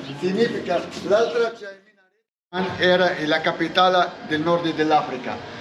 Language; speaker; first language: Italian; non-native, learner; Arabic